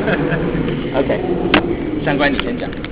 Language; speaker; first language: Chinese; native; Chinese